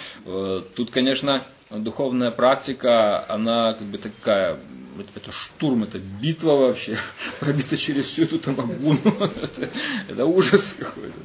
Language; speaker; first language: Russian; native; Russian